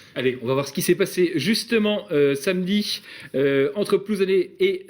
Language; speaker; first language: French; native; French